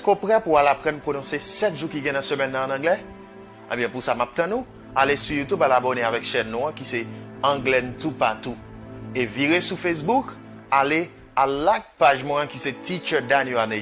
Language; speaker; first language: French; non-native, local second language; Haitian Creole